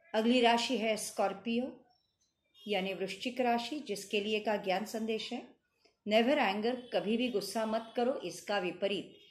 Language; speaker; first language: Hindi; non-native, local second language; Marathi